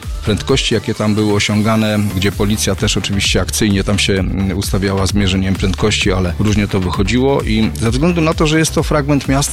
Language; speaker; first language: Polish; native; Polish